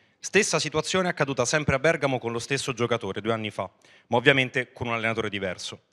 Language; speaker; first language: Italian; native; Italian